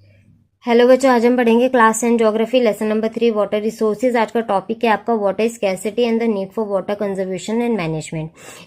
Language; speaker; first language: Hindi; native; Hindi